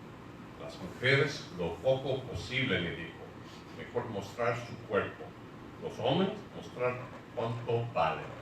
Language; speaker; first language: Spanish; non-native, fluent; English